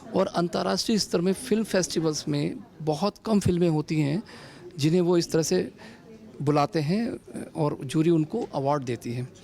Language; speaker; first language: Hindi; native; Hindi